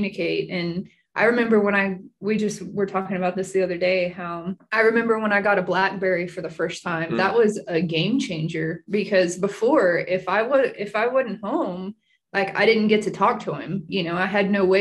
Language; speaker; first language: English; native; English